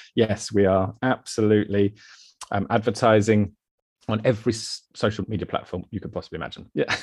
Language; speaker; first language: English; native; English